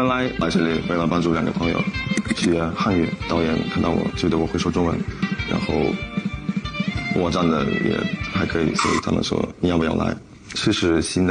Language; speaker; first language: Chinese; non-native, learner; Russian